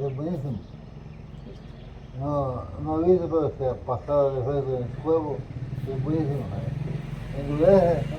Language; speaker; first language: Spanish; non-native, local second language; Quechua